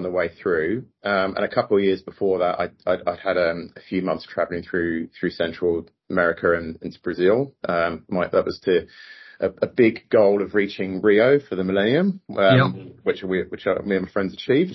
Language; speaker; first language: English; native; English